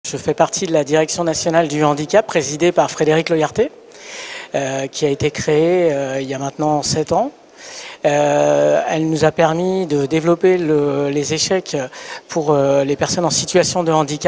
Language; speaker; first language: French; native; French